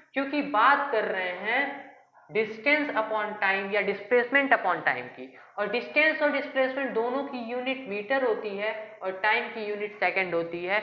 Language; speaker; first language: Hindi; native; Hindi